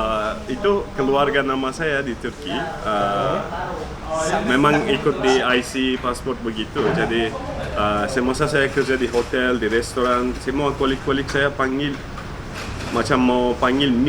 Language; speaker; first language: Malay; non-native, fluent; Turkish